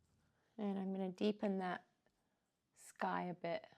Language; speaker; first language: English; native; English